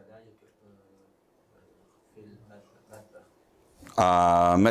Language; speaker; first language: Arabic; non-native, learner; Bosnian